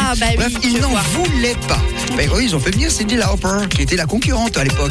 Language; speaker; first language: French; native; French